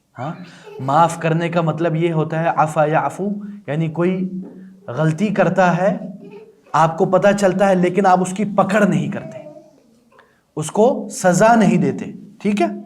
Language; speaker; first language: Urdu; non-native, local second language; Balti